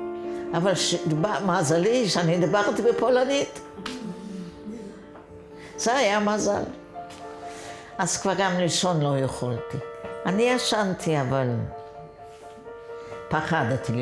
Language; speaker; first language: Hebrew; non-native, fluent; Yiddish